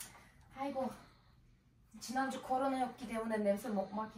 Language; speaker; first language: Korean; non-native, fluent; Turkish